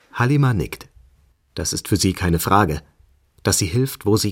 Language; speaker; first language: German; native; German